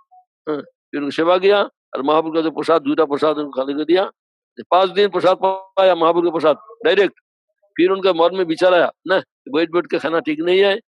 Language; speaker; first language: Hindi; non-native, local second language; Bangla